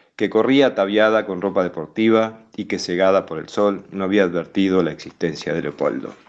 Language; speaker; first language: Spanish; native; Spanish